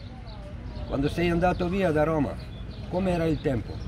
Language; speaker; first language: Italian; non-native, learner; Serbian